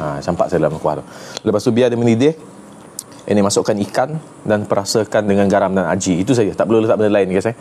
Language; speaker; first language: Malay; non-native, local second language; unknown